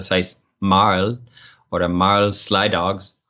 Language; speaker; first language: German; non-native, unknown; English